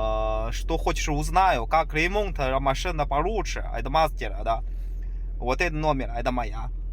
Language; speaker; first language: Russian; non-native, learner; Chinese